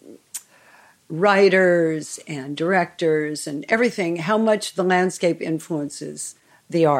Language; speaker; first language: English; native; English